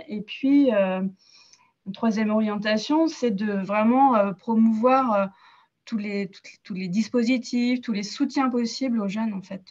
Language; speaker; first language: French; native; French